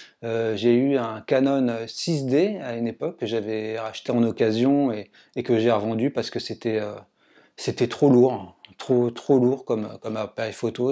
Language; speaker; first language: French; native; French